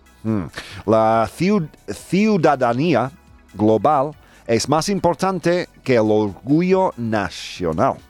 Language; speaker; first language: Spanish; non-native, fluent; English